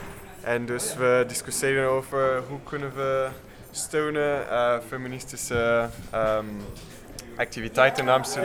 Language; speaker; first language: Dutch; non-native, learner; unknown